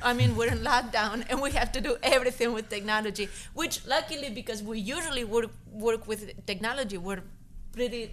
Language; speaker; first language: English; non-native, fluent; Spanish